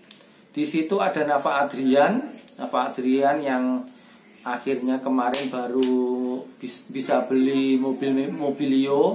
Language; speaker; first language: Indonesian; non-native, local second language; Javanese